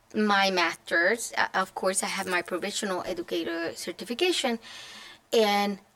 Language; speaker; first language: English; non-native, fluent; Spanish